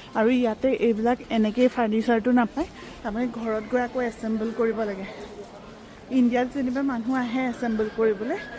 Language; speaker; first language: Assamese; native; Assamese